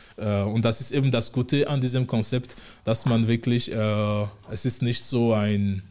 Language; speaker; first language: German; non-native, fluent; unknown